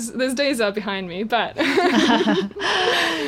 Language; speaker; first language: English; non-native, fluent; Hungarian